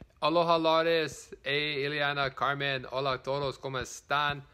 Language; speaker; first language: Spanish; non-native, learner; English